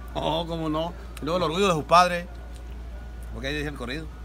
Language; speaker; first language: Spanish; native; Spanish